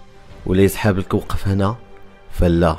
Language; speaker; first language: Arabic; native; Arabic